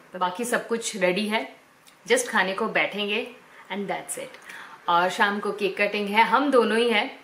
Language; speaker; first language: Hindi; non-native, local second language; Bangla